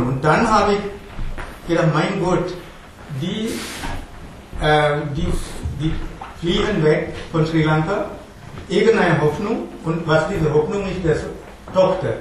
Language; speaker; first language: German; non-native, fluent; Tamil